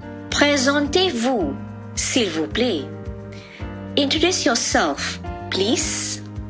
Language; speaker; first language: French; non-native, fluent; Malay